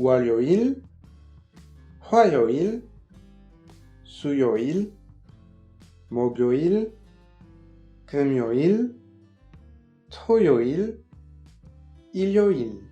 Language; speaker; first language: Korean; non-native, fluent; French